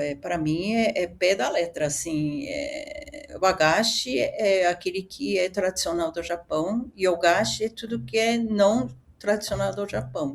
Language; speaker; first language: Portuguese; early bilingual, other home language; Japanese